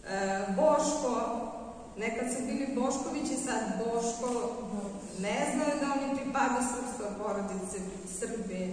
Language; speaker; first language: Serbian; non-native, fluent; Russian